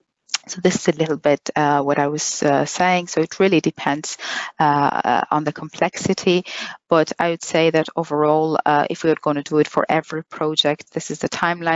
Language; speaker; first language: English; non-native, fluent; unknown